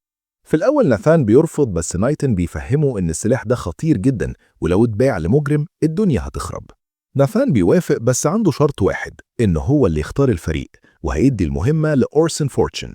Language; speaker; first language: Arabic; native; Arabic